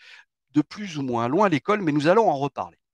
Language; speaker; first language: French; native; French